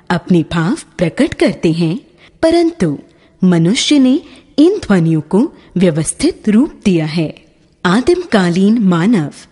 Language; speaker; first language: Hindi; native; Hindi